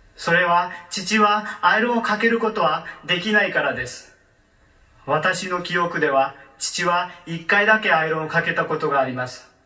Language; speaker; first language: Japanese; non-native, learner; Marathi